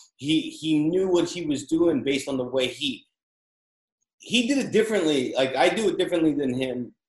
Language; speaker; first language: English; early bilingual, other home language; Filipino